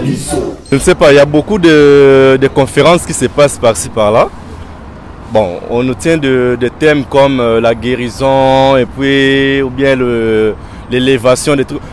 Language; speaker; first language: French; non-native, local second language; Lingala